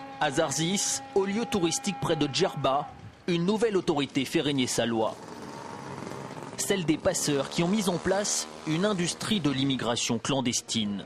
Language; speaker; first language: French; native; French